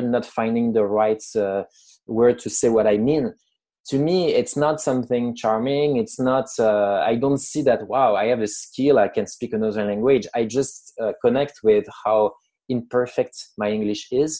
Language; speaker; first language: English; non-native, fluent; French